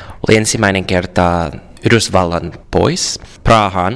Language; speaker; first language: Finnish; non-native, learner; English